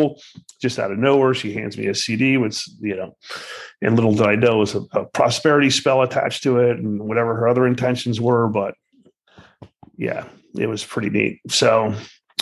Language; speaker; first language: English; native; English